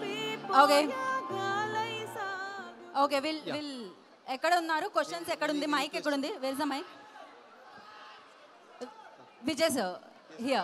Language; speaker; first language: Telugu; native; Telugu